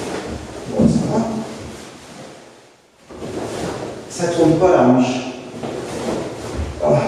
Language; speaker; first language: French; native; French